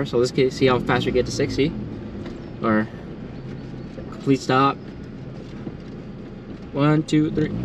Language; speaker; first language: English; native; English